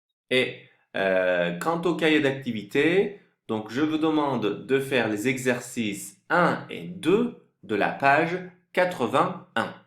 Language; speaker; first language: French; non-native, fluent; Turkish